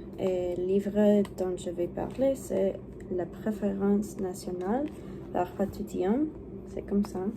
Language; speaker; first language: French; non-native, learner; English